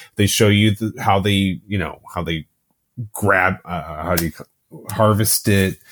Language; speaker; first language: English; native; English